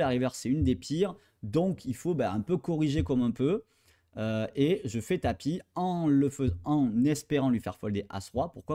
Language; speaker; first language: French; native; French